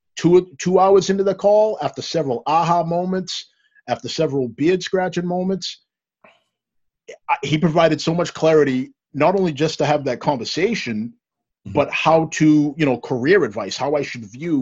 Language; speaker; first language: English; native; English